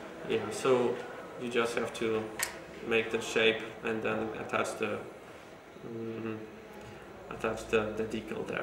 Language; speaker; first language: English; non-native, fluent; Polish